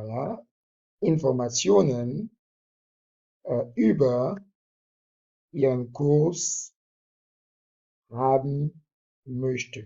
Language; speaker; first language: German; non-native, fluent; French